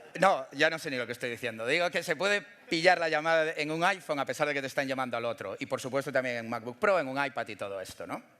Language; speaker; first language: Spanish; native; Spanish